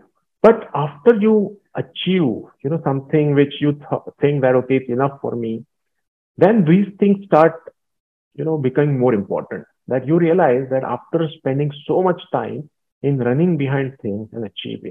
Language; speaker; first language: English; non-native, local second language; Marathi